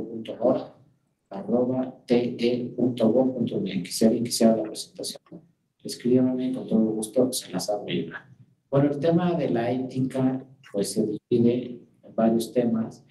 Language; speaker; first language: Spanish; native; Spanish